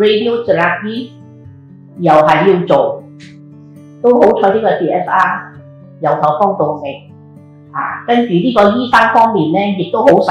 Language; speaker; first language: Cantonese; native; Cantonese